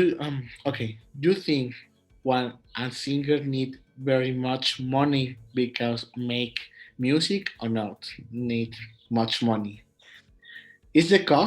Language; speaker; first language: English; non-native, learner; Spanish